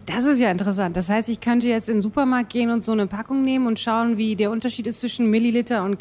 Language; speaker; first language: German; native; German